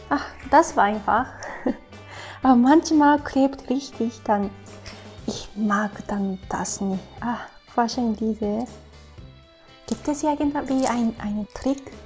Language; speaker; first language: German; non-native, learner; Japanese